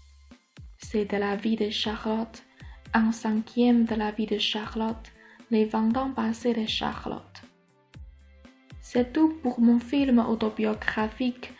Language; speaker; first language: French; non-native, learner; Chinese